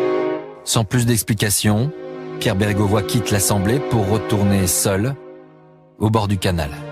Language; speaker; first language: French; native; French